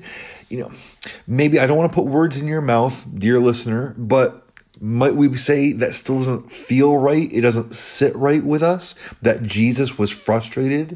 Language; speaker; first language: English; native; English